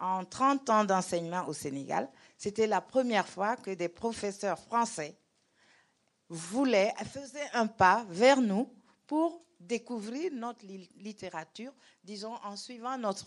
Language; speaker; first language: French; non-native, local second language; Wolof